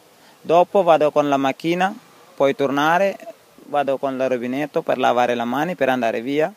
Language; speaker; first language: Italian; non-native, learner; Wolof